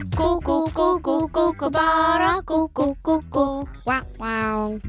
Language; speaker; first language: Russian; early bilingual, heritage; Russian